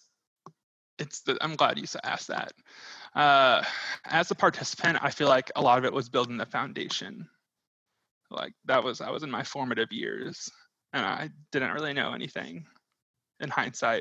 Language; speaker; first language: English; native; English